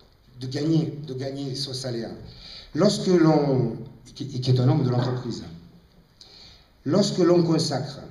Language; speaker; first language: French; native; French